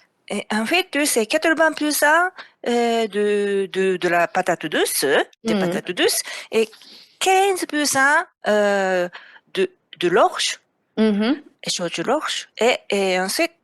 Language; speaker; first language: French; non-native, fluent; Japanese